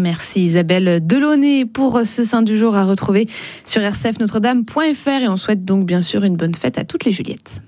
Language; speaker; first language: French; native; French